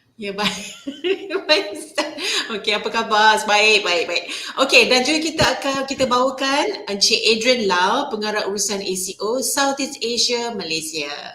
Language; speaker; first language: Malay; native; Malay